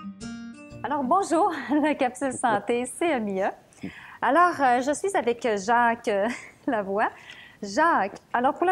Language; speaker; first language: French; native; French